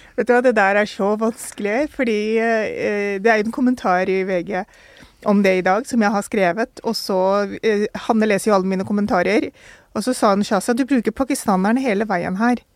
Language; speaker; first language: Norwegian; early bilingual, other home language; Urdu